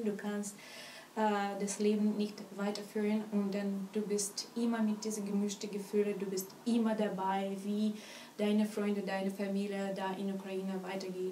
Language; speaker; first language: German; non-native, learner; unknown